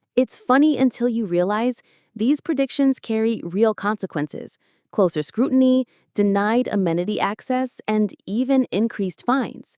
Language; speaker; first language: English; native; English